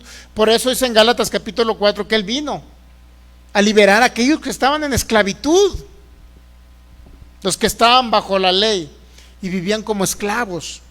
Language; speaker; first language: Spanish; native; Spanish